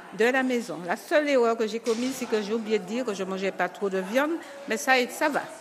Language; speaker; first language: French; native; French